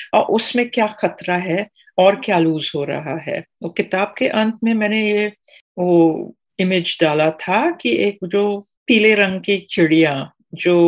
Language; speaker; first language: Hindi; non-native, fluent; English